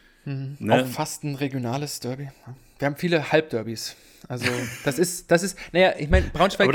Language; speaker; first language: German; native; German